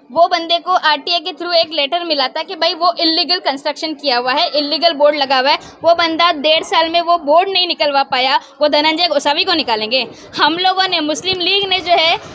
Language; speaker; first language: Hindi; native; Hindi